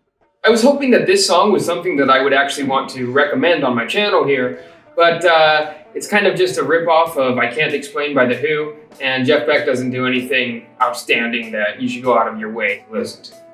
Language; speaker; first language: English; native; English